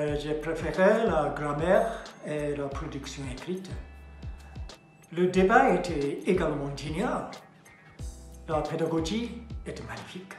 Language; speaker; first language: French; non-native, learner; Japanese